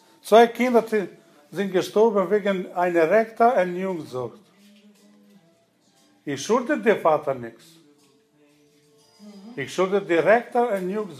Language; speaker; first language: Dutch; non-native, learner; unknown